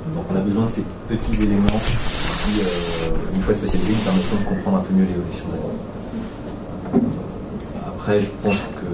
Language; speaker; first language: French; native; French